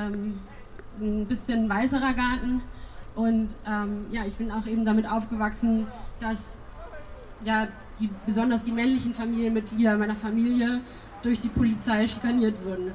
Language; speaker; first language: German; early bilingual, other home language; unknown